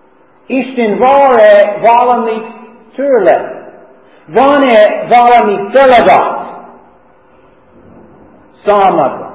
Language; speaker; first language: Hungarian; non-native, learner; English